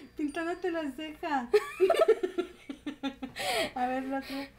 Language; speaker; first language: Spanish; early bilingual, heritage; Spanish